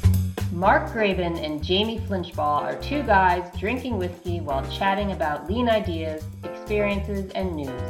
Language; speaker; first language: English; native; English